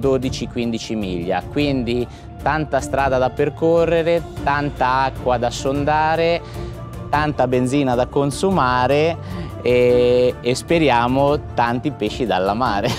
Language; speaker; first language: Italian; native; Italian